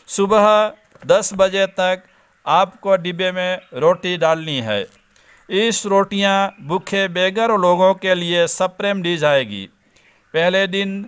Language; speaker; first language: Hindi; non-native, local second language; Gujarati